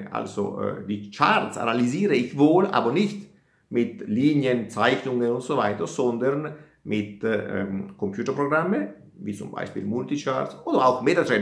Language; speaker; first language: German; non-native, fluent; Italian